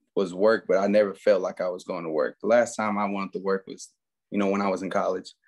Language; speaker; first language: English; native; English